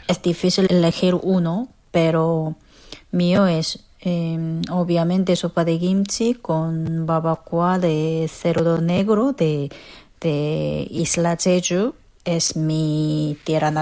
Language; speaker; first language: Spanish; non-native, fluent; Korean